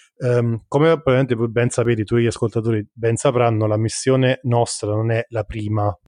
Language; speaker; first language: Italian; native; Italian